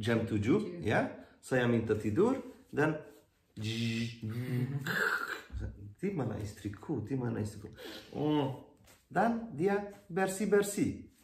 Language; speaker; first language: Indonesian; non-native, learner; Hungarian